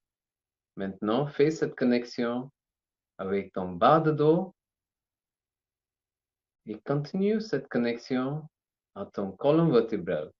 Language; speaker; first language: French; non-native, learner; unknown